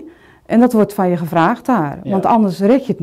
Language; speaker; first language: Dutch; native; Dutch